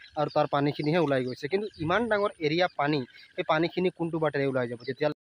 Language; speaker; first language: Assamese; native; Assamese